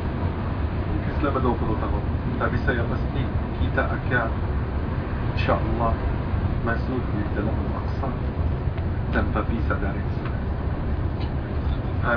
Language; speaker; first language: Indonesian; non-native, fluent; Arabic